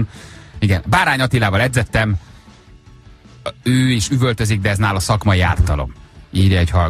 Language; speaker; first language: Hungarian; native; Hungarian